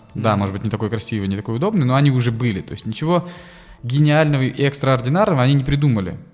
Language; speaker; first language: Russian; native; Russian